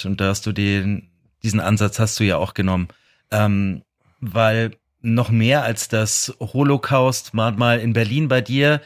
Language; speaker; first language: German; native; German